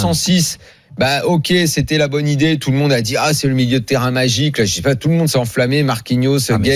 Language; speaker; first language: French; native; French